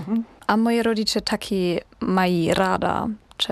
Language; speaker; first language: Czech; non-native, learner; German